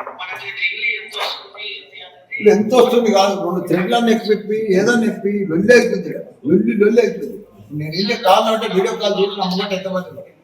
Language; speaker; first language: Telugu; native; Telugu